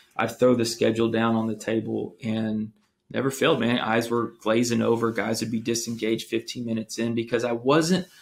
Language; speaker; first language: English; native; English